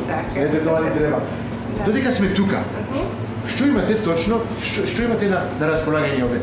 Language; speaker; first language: Macedonian; non-native, fluent; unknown